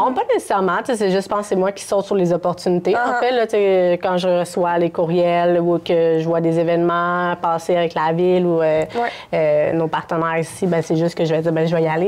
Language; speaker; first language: French; native; French